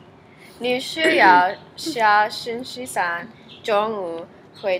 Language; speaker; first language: Chinese; non-native, learner; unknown